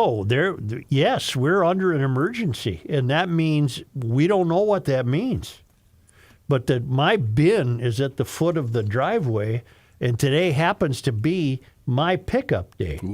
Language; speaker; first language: English; native; English